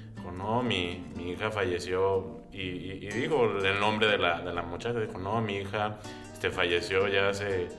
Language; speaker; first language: Spanish; early bilingual, heritage; Spanish